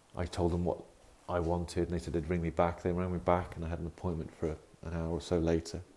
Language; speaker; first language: English; native; English